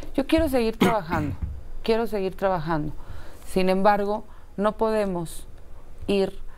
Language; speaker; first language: Spanish; native; Spanish